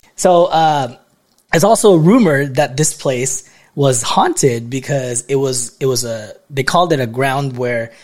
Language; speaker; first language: English; non-native, local second language; Filipino